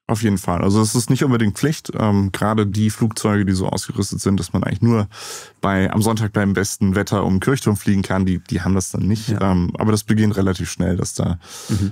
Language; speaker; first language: German; native; German